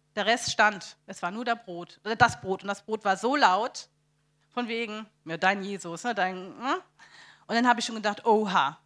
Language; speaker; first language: German; native; German